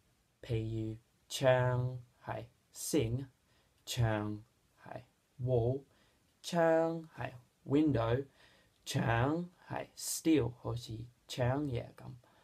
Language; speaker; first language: Cantonese; non-native, fluent; English